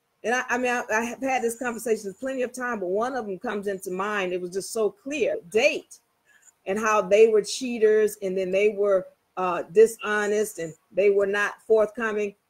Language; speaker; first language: English; native; English